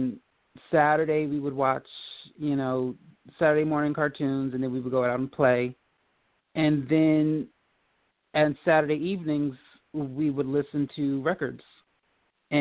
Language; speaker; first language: English; native; English